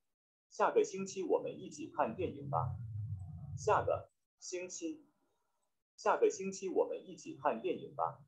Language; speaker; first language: Chinese; non-native, learner; Vietnamese